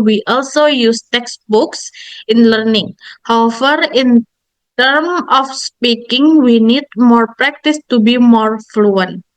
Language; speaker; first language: English; non-native, learner; Indonesian